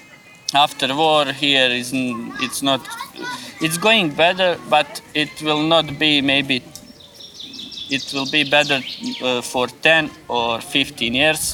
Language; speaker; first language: English; non-native, learner; Croatian